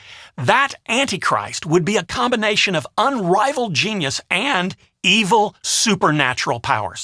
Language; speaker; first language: English; native; English